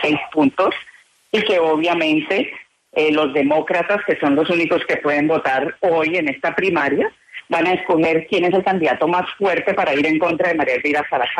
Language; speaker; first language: Spanish; native; Spanish